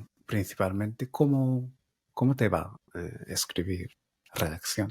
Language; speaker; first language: Spanish; non-native, fluent; Japanese